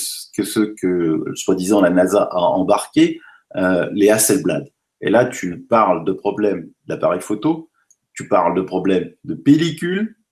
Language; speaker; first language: French; native; French